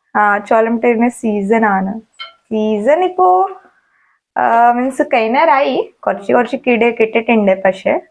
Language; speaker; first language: Malayalam; non-native, local second language; Hindi